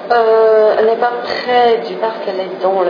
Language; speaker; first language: French; non-native, fluent; English